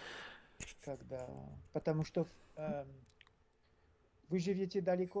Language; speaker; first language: Russian; non-native, learner; French